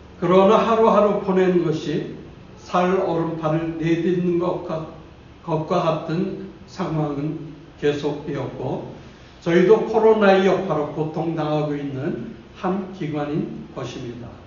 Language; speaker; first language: Korean; native; Korean